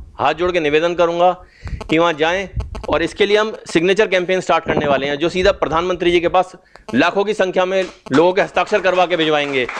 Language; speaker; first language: Hindi; native; Hindi